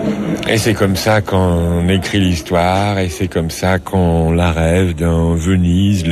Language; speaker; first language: French; native; French